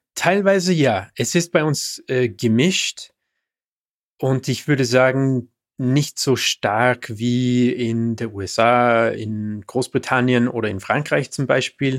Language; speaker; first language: German; non-native, fluent; English